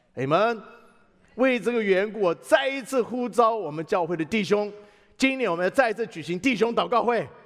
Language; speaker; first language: Chinese; native; Chinese